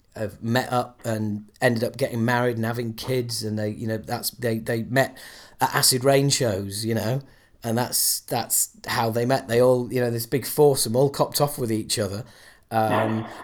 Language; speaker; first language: English; native; English